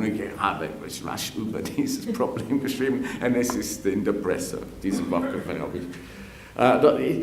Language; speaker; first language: German; non-native, fluent; English